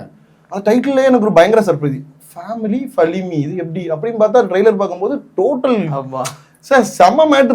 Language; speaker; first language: Tamil; native; Tamil